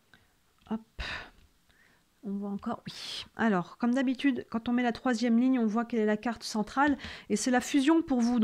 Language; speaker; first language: French; native; French